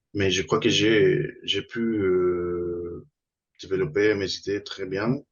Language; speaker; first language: French; non-native, fluent; Spanish